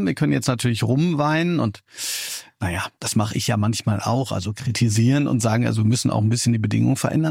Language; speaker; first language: German; native; German